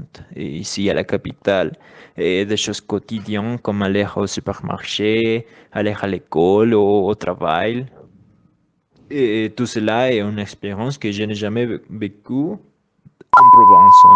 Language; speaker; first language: French; non-native, learner; Spanish